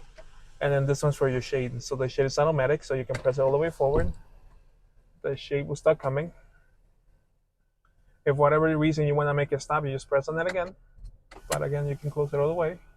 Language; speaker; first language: English; native; English